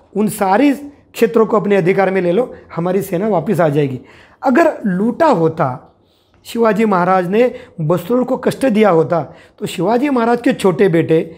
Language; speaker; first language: Hindi; non-native, local second language; Marathi